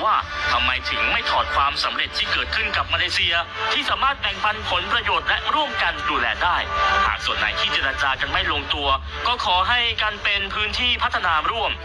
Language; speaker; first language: Thai; native; Thai